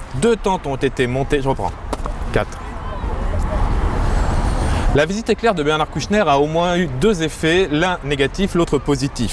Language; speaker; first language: French; native; French